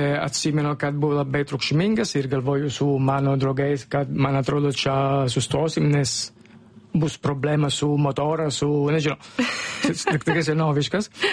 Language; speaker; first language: Lithuanian; non-native, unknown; Italian